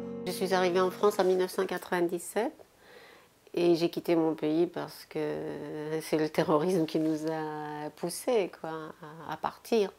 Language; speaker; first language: French; non-native, local second language; Arabic